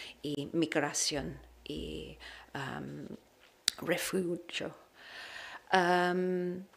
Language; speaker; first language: Spanish; non-native, learner; English